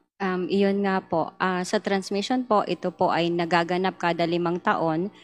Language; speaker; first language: Filipino; native; Filipino